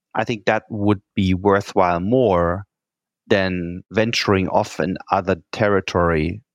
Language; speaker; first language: English; non-native, fluent; German